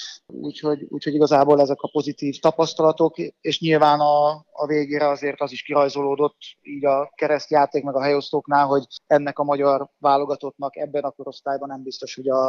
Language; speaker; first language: Hungarian; native; Hungarian